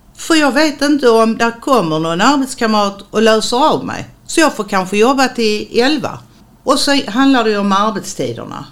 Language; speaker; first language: Swedish; native; Swedish